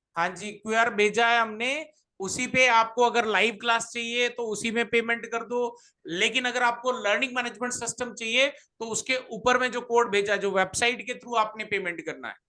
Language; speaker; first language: Hindi; native; Hindi